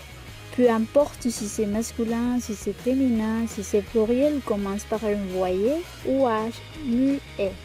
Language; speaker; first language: French; non-native, fluent; Spanish